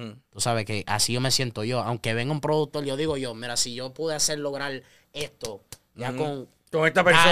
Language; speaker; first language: Spanish; early bilingual, heritage; Spanish